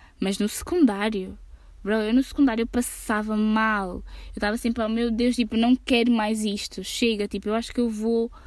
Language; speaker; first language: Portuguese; early bilingual, heritage; Portuguese